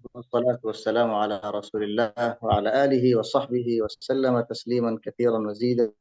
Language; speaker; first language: Arabic; native; Arabic